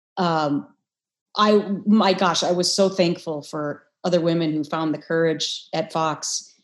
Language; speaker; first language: English; native; English